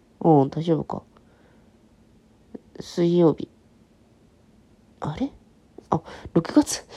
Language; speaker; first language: Japanese; native; Japanese